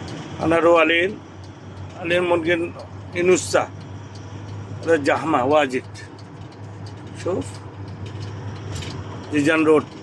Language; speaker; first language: Arabic; non-native, learner; Bangla